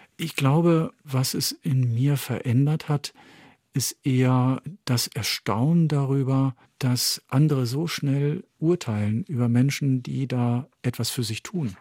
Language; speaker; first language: German; early bilingual, heritage; French